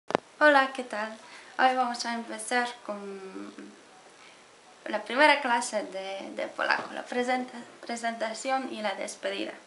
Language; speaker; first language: Spanish; non-native, fluent; Polish